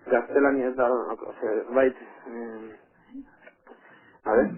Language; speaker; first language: Basque; native; Basque